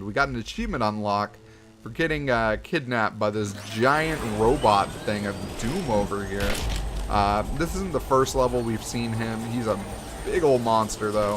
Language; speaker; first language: English; native; English